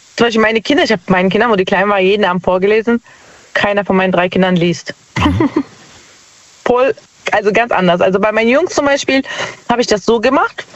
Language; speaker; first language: German; native; German